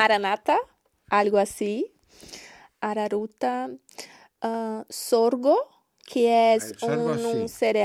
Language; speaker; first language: Spanish; non-native, learner; Portuguese